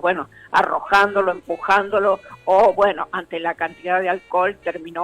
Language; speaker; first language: Spanish; native; Spanish